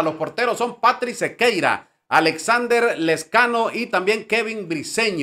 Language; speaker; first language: Spanish; native; Spanish